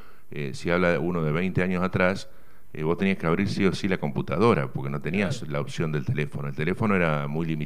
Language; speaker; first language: Spanish; native; Spanish